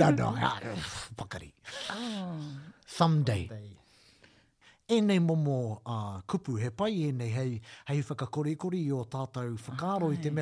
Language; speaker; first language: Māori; non-native, local second language; English